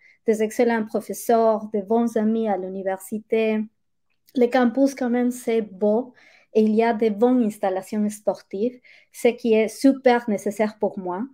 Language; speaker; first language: French; non-native, fluent; Spanish